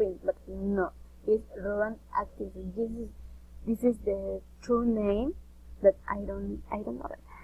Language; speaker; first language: English; non-native, learner; Spanish